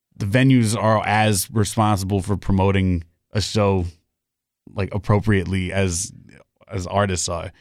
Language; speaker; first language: English; native; English